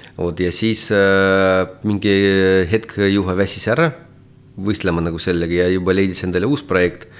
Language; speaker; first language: Estonian; non-native, local second language; Russian